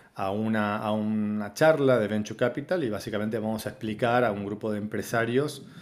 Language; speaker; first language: Spanish; native; Spanish